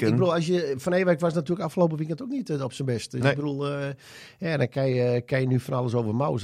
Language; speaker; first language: Dutch; native; Dutch